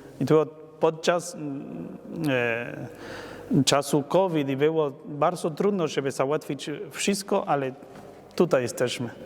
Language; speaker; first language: Polish; non-native, learner; Spanish